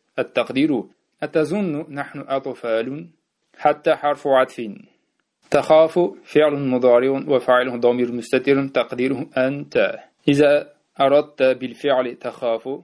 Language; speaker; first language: Arabic; non-native, fluent; Uzbek